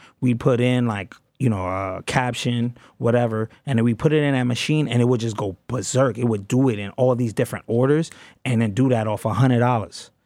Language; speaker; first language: English; native; English